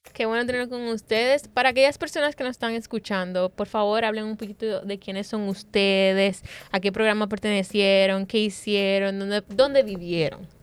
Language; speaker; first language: Spanish; native; Spanish